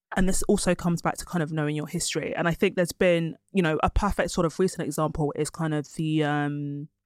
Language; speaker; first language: English; early bilingual, other home language; Yoruba